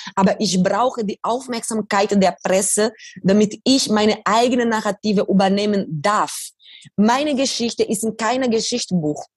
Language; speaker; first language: German; non-native, fluent; Portuguese